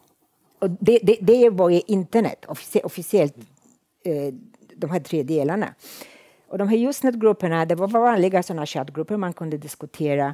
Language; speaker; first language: Swedish; non-native, fluent; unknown